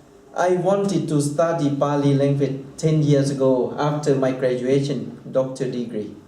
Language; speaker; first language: English; non-native, fluent; Thai